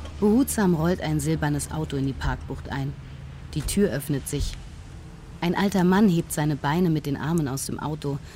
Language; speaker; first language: German; native; German